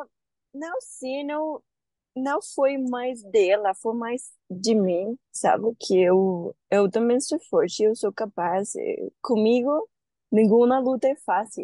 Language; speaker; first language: Portuguese; non-native, learner; Spanish